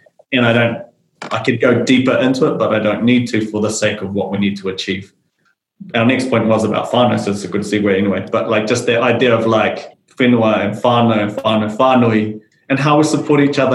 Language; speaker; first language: English; native; English